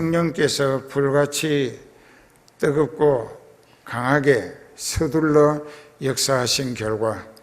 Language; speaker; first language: Korean; native; Korean